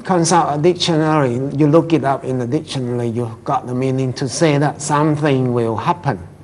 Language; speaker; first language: English; non-native, fluent; Thai